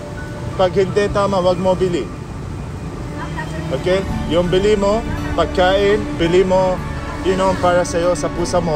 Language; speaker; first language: Filipino; non-native, learner; Arabic